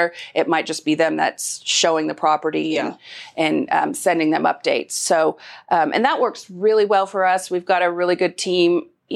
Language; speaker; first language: English; native; English